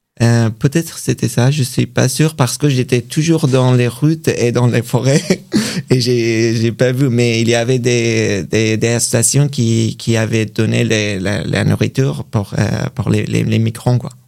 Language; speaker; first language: French; non-native, learner; Persian